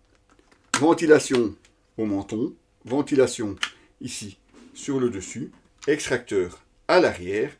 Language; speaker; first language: French; native; French